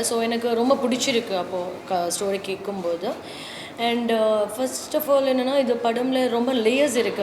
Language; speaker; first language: Tamil; non-native, learner; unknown